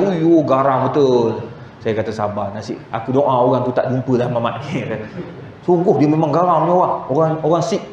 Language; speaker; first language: Malay; native; Malay